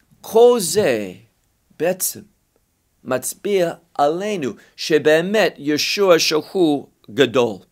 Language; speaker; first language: Hebrew; non-native, fluent; English